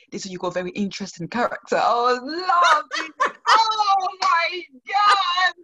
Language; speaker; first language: English; non-native, local second language; Krio